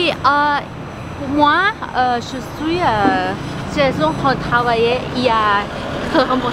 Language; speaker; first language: French; non-native, learner; Thai